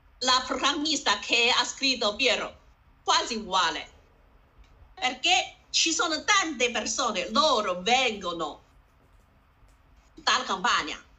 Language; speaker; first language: Italian; non-native, learner; Chinese